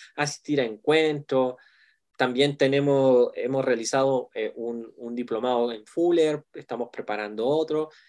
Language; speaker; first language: Spanish; native; Spanish